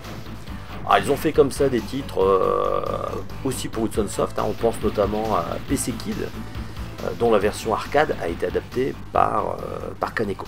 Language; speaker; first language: French; native; French